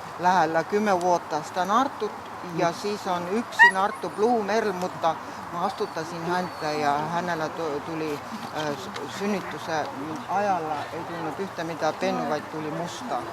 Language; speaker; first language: Finnish; non-native, fluent; Russian